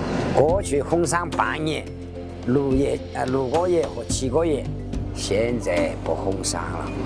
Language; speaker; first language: Chinese; non-native, local second language; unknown